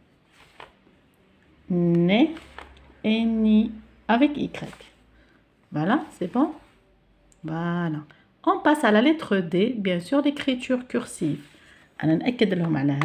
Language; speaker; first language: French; non-native, local second language; Arabic